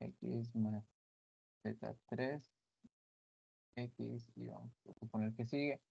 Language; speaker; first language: Spanish; native; Spanish